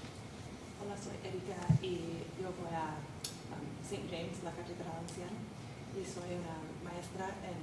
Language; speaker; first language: Spanish; non-native, fluent; English